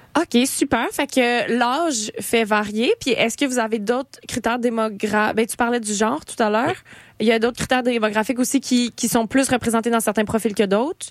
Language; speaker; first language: French; native; French